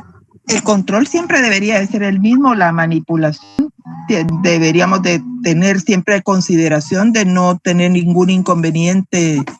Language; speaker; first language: Spanish; native; Spanish